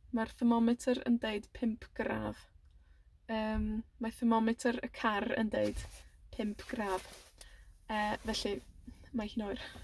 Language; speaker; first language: Welsh; native; Welsh